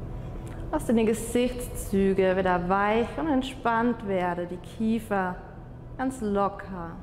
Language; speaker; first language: German; non-native, fluent; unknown